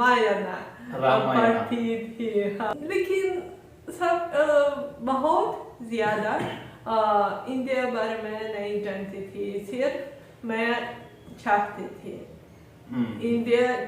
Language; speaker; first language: Hindi; non-native, learner; Russian